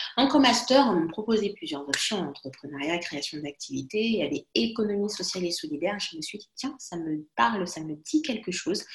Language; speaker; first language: French; non-native, local second language; Lingala